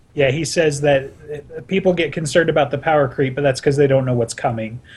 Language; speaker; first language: English; native; English